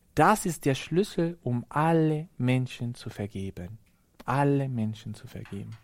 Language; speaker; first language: German; non-native, fluent; Spanish